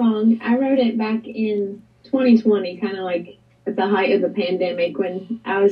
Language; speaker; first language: English; native; English